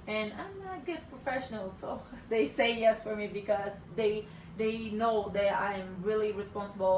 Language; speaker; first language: English; non-native, learner; Portuguese